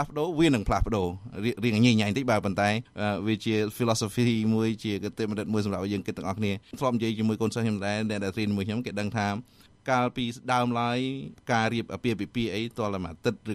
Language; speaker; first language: Khmer; native; Khmer